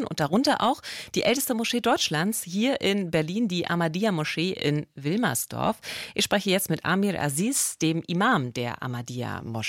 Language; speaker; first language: German; native; German